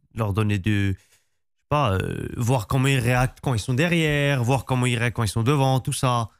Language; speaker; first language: French; native; French